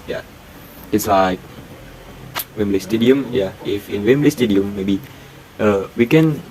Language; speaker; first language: English; non-native, learner; Indonesian